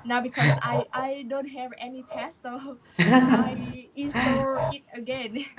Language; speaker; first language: English; non-native, learner; Vietnamese